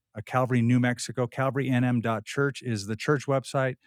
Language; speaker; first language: English; native; English